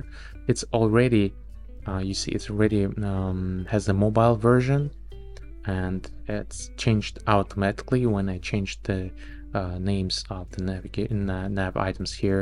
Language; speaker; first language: English; non-native, fluent; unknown